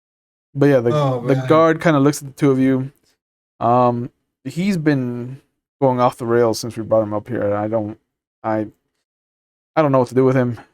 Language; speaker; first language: English; native; English